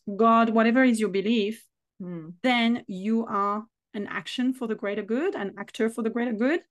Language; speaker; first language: English; non-native, fluent; French